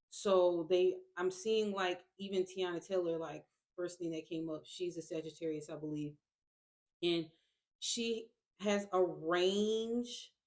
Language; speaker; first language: English; native; English